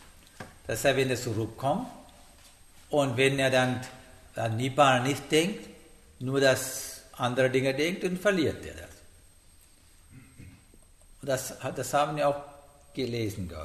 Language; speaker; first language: German; non-native, learner; Sinhala